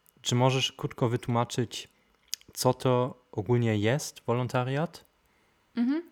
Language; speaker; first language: Polish; non-native, fluent; German